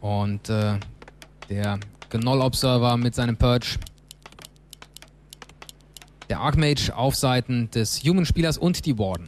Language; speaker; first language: German; native; German